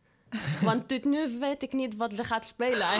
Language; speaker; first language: Dutch; non-native, fluent; Arabic